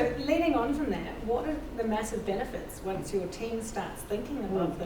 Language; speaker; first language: English; native; English